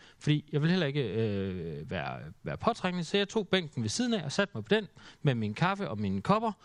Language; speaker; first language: Danish; native; Danish